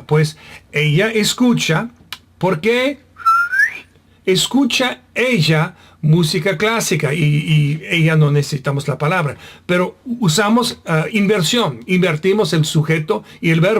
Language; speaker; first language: Spanish; non-native, fluent; English